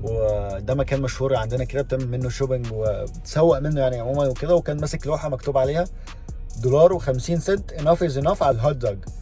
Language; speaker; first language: Arabic; native; Arabic